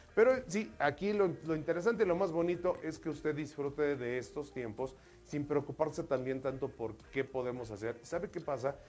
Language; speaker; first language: Spanish; native; Spanish